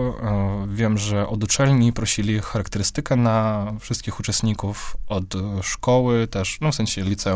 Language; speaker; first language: Polish; non-native, fluent; Russian